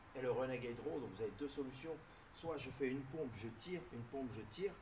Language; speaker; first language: French; native; French